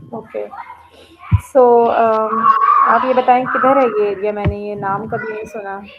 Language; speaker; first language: Urdu; native; Urdu